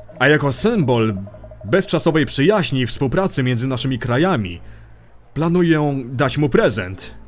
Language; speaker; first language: Polish; early bilingual, heritage; Polish